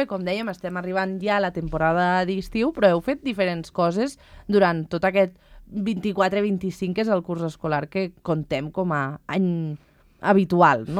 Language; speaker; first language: Catalan; native; Catalan